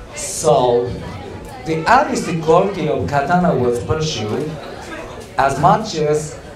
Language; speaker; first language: English; non-native, learner; Japanese